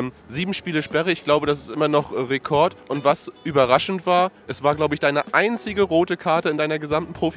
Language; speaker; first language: German; native; German